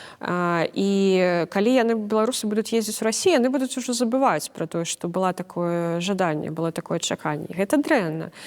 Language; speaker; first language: Belarusian; non-native, local second language; Russian